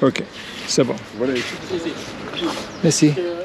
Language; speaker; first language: French; non-native, learner; Romanian